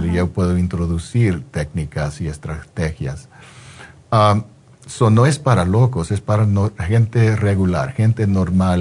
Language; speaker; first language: Spanish; non-native, fluent; English